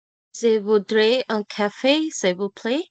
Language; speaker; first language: French; non-native, learner; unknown